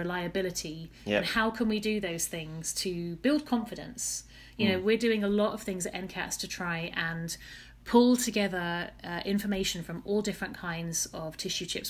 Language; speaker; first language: English; native; English